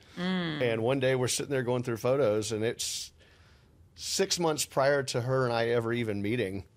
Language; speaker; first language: English; native; English